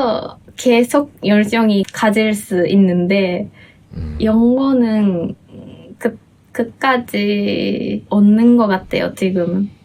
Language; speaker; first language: Korean; non-native, fluent; Japanese